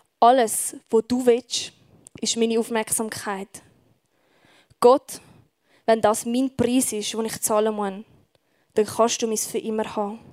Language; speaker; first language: German; native; German